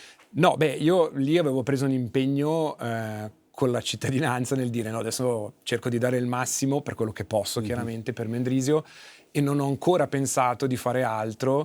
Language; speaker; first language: Italian; native; Italian